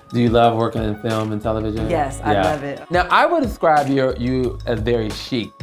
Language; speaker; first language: English; native; English